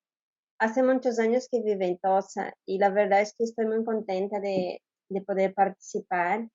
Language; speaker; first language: Spanish; non-native, fluent; Portuguese